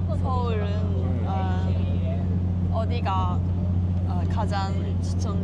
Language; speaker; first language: Korean; non-native, learner; Japanese